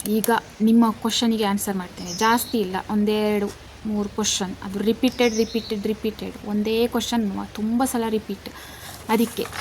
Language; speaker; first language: Kannada; non-native, local second language; Tulu